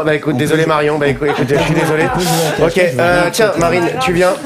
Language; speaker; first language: French; native; French